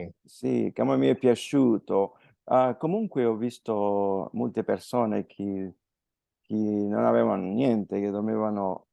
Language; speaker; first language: Italian; non-native, fluent; Spanish